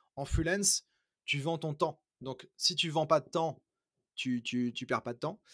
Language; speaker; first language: French; native; French